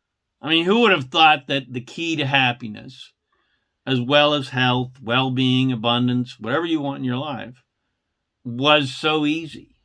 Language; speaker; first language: English; native; English